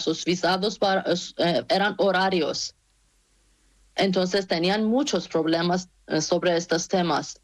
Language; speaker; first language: Spanish; non-native, learner; Persian